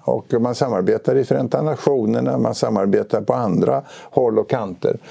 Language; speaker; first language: Swedish; native; Swedish